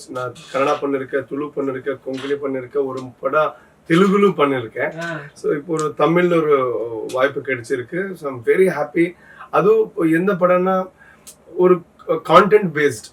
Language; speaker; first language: Tamil; non-native, learner; Tulu